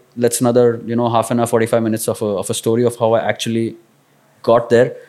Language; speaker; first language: English; non-native, local second language; Marathi